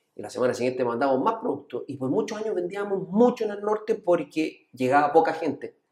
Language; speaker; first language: Spanish; native; Spanish